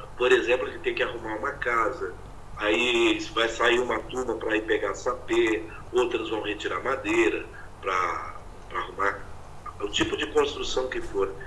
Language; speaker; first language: Portuguese; native; Portuguese